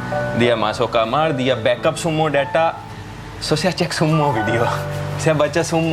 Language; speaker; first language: Indonesian; non-native, fluent; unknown